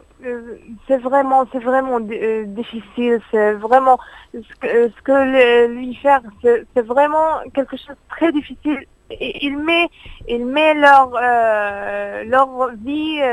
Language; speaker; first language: French; non-native, learner; Arabic